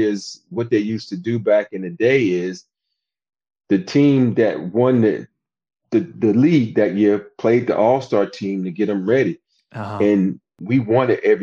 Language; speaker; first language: English; native; English